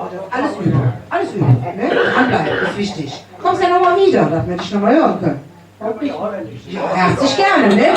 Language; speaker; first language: German; native; German